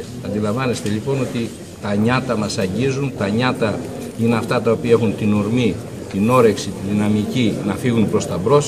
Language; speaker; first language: Greek; native; Greek